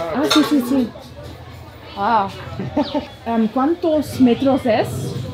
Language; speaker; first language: Spanish; non-native, learner; English